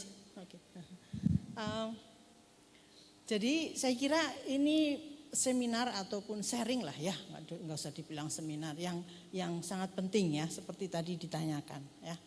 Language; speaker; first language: Indonesian; native; Indonesian